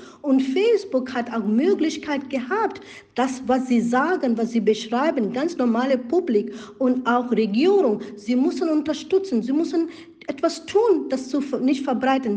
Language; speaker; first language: German; non-native, learner; Rohingya